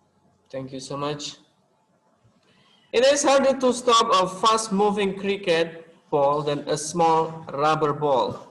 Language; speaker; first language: English; non-native, local second language; Indonesian